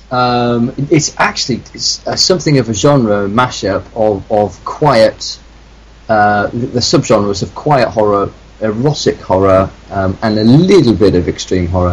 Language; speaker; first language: English; native; English